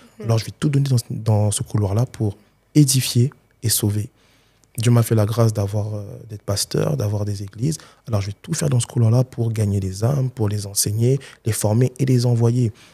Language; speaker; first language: French; early bilingual, other home language; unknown